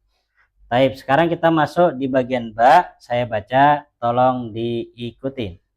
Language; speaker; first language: Indonesian; native; Indonesian